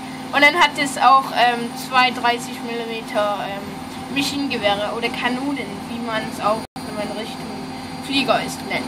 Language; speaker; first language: German; non-native, fluent; English